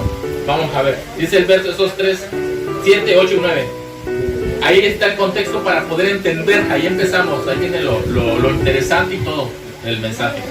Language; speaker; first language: Spanish; native; Spanish